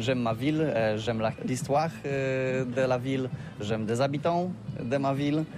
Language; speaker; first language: French; non-native, learner; Polish